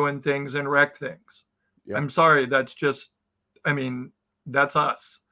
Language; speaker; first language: English; native; English